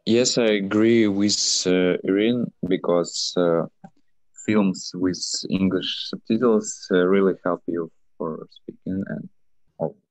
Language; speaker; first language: English; non-native, learner; Ukrainian